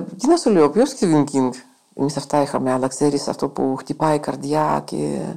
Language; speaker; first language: Greek; non-native, fluent; Russian